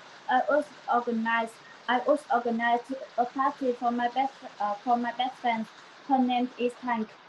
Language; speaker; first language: English; non-native, learner; Vietnamese